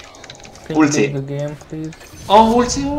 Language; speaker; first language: Russian; native; Russian